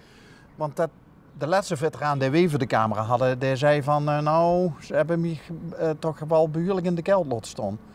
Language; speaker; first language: Dutch; native; Dutch